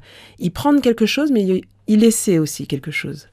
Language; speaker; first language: French; native; French